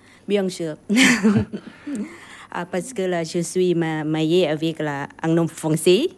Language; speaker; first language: French; non-native, learner; Thai